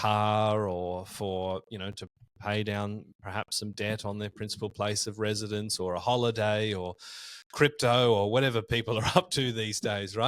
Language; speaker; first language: English; native; English